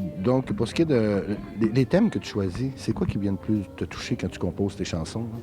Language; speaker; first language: French; native; French